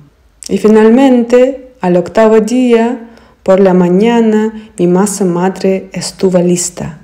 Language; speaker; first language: Spanish; non-native, fluent; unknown